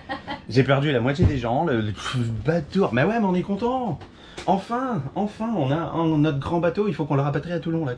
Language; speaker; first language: French; native; French